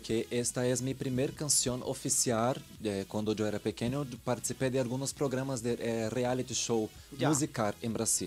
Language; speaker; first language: Spanish; non-native, learner; Portuguese